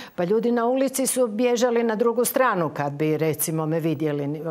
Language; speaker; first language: Croatian; native; Croatian